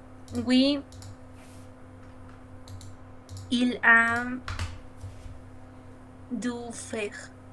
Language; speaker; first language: French; non-native, learner; Spanish